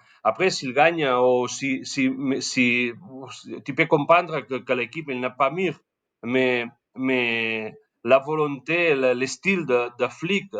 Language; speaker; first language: French; non-native, learner; Spanish